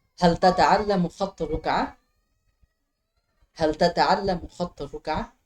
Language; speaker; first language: Arabic; non-native, fluent; Bangla